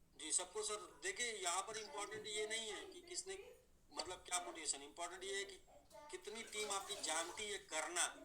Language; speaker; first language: Hindi; native; Hindi